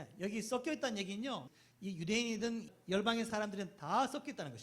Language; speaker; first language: Korean; native; Korean